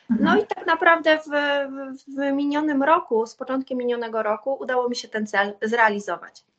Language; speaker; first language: Polish; native; Polish